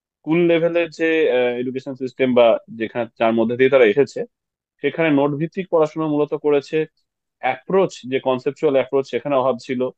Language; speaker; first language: Bangla; native; Bangla